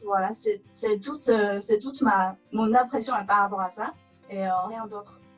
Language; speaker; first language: French; non-native, fluent; Chinese